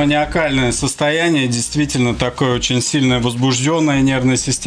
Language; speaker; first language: Russian; native; Russian